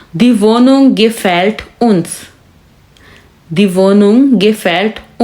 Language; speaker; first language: German; non-native, fluent; Urdu